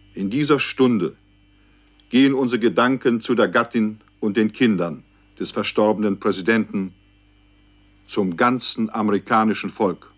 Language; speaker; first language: German; native; German